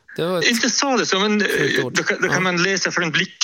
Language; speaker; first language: Swedish; non-native, fluent; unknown